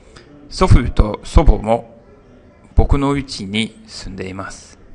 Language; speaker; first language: Japanese; non-native, fluent; English